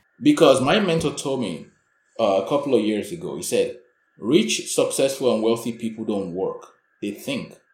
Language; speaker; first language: English; non-native, local second language; Yoruba